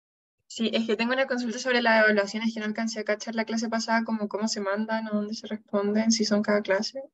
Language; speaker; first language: Spanish; native; Spanish